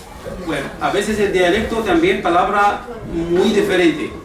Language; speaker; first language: Spanish; non-native, fluent; Arabic